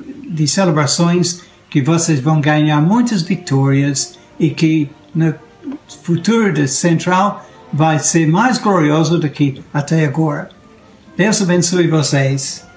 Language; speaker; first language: Portuguese; non-native, fluent; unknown